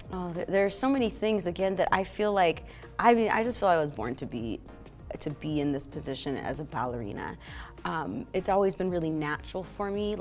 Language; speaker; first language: English; native; English